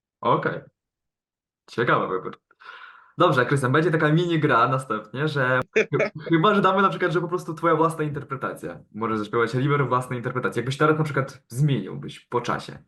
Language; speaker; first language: Polish; native; Polish